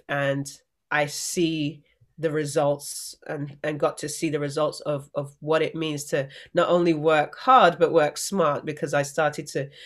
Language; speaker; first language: English; native; English